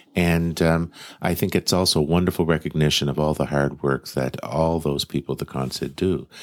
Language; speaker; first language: English; native; English